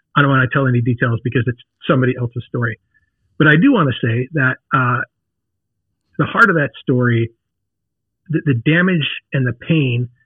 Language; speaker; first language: English; native; English